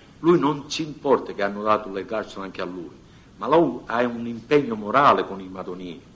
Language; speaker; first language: Italian; native; Italian